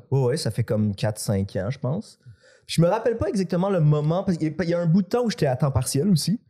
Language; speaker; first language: French; non-native, fluent; Greek